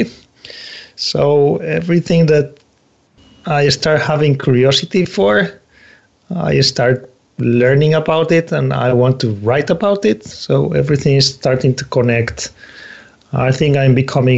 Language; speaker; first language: English; non-native, fluent; Spanish